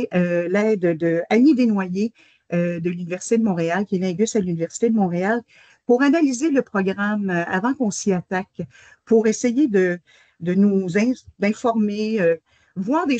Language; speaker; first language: French; native; French